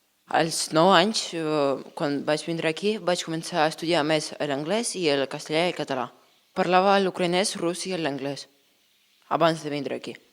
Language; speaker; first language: Catalan; early bilingual, other home language; Ukrainian